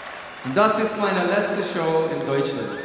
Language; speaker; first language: German; non-native, learner; English